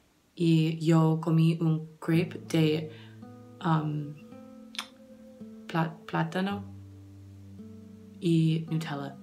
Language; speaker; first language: Spanish; non-native, learner; English